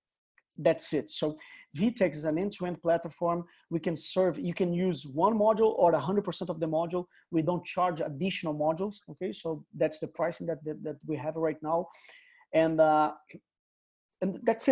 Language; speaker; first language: English; non-native, fluent; Portuguese